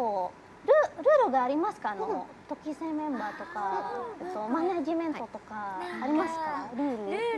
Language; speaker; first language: Japanese; non-native, learner; Indonesian